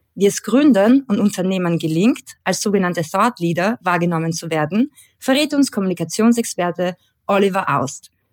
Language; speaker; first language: German; native; German